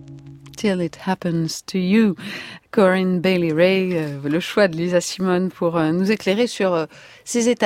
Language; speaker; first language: French; native; French